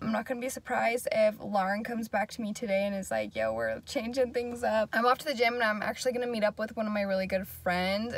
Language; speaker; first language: English; native; English